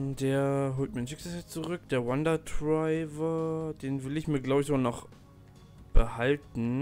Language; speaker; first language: German; native; German